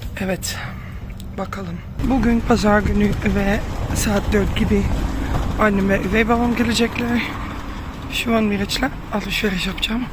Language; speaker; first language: Turkish; non-native, fluent; Dutch